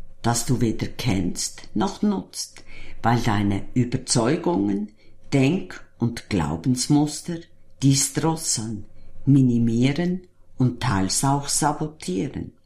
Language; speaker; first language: German; native; German